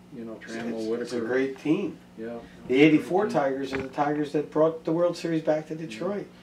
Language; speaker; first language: English; native; English